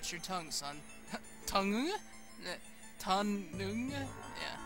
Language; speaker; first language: English; native; English